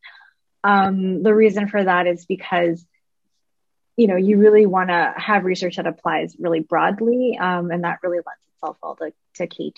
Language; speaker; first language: English; native; English